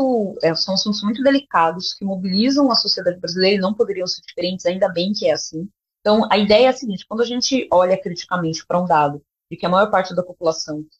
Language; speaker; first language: Portuguese; native; Portuguese